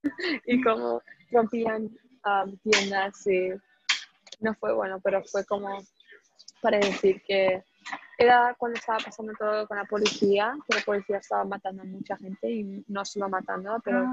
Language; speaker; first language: Spanish; early bilingual, heritage; Spanish